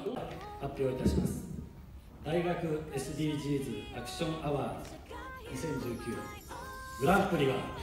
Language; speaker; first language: Japanese; native; Japanese